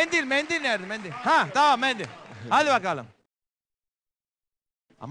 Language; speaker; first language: Turkish; non-native, learner; Spanish